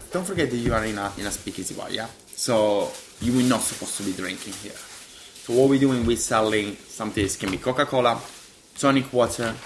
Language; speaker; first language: English; non-native, fluent; Italian